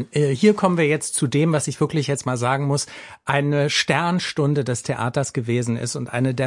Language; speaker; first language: German; native; German